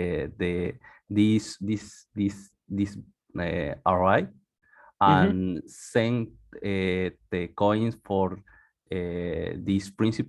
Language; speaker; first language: English; non-native, learner; Spanish